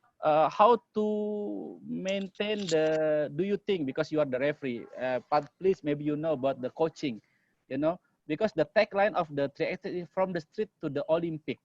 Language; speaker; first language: English; non-native, learner; Indonesian